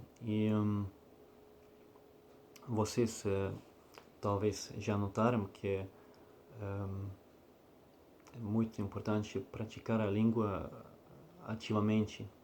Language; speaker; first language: Portuguese; non-native, learner; Russian